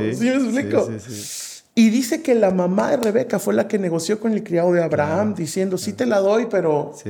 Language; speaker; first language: Spanish; native; Spanish